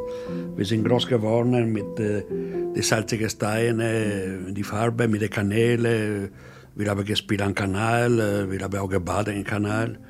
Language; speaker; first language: German; non-native, fluent; Italian